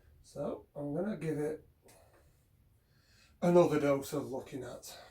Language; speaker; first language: English; native; English